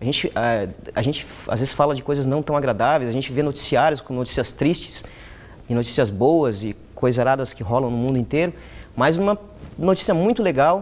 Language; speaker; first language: Portuguese; native; Portuguese